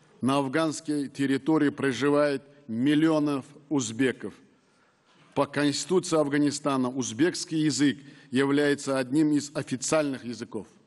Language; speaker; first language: Russian; non-native, local second language; Uzbek